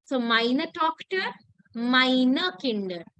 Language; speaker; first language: German; non-native, fluent; Hindi